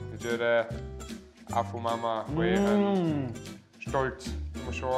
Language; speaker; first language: Chinese; non-native, learner; German